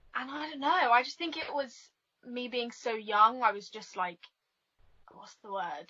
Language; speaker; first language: English; native; English